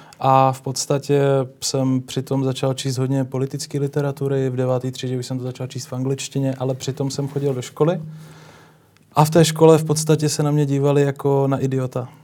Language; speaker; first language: Czech; native; Czech